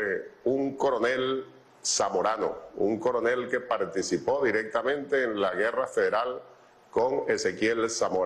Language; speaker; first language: Spanish; native; Spanish